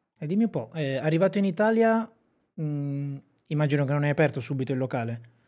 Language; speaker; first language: Italian; native; Italian